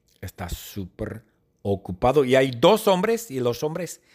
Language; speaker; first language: Spanish; non-native, fluent; English